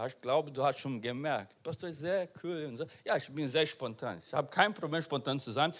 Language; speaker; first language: German; non-native, learner; Portuguese